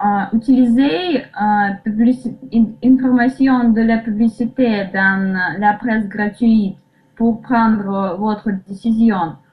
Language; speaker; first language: French; non-native, learner; Russian